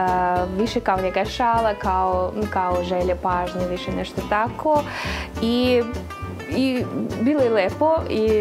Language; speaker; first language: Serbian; non-native, fluent; Russian